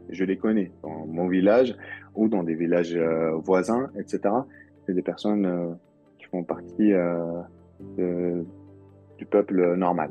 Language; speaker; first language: French; non-native, local second language; Arabic